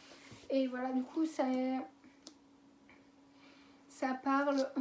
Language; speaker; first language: French; native; French